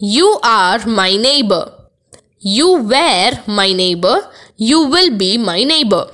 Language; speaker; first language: English; non-native, local second language; Tamil